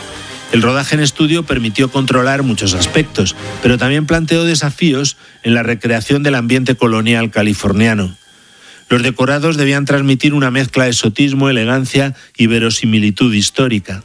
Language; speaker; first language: Spanish; native; Spanish